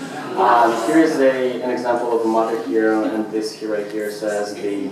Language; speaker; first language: English; non-native, fluent; Russian